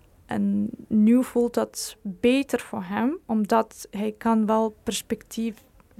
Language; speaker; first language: Dutch; non-native, fluent; Ukrainian